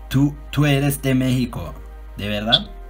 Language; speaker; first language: Spanish; non-native, learner; Turkish